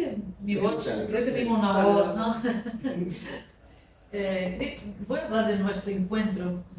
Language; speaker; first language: Spanish; non-native, fluent; Portuguese